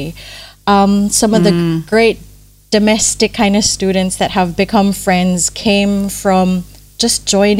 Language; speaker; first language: English; non-native, local second language; Filipino